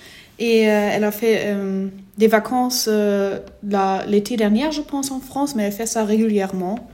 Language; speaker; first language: French; non-native, fluent; German